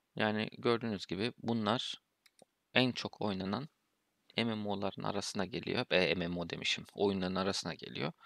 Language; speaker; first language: Turkish; early bilingual, heritage; Turkish